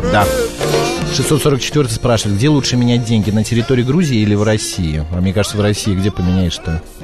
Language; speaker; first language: Russian; native; Russian